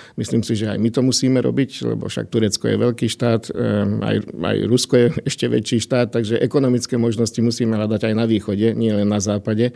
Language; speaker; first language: Slovak; non-native, local second language; Hungarian